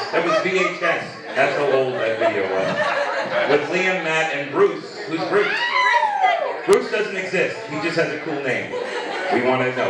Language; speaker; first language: English; native; English